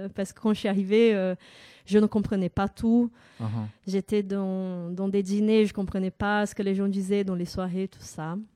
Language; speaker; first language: French; non-native, fluent; Portuguese